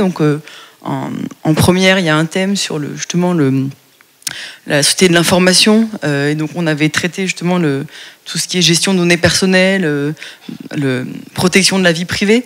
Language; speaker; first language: French; native; French